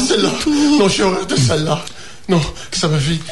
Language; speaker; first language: French; non-native, fluent; English